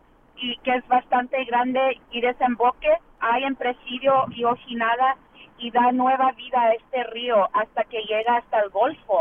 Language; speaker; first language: Spanish; early bilingual, heritage; English